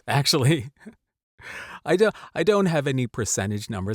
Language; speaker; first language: English; native; English